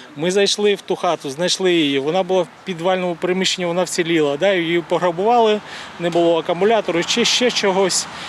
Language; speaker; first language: Ukrainian; native; Ukrainian